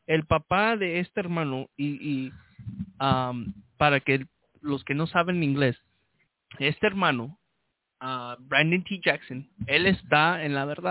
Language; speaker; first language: Spanish; early bilingual, heritage; Spanish